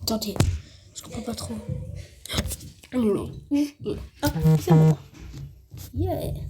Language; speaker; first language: French; native; French